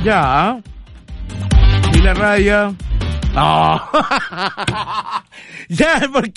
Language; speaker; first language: Spanish; native; Spanish